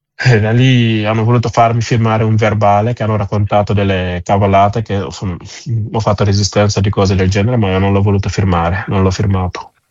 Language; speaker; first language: Italian; non-native, fluent; Wolof